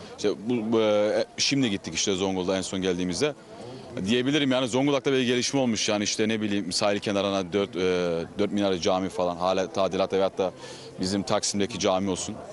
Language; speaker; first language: Turkish; early bilingual, heritage; Turkish